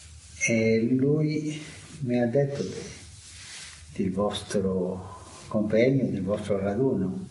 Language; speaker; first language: Italian; non-native, fluent; Spanish